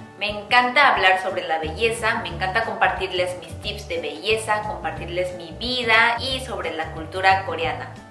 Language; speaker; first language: Spanish; non-native, fluent; Korean